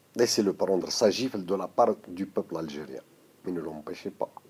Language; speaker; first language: French; non-native, local second language; Arabic